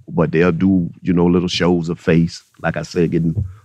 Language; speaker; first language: English; native; English